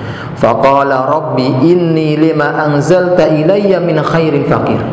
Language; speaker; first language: Indonesian; native; Indonesian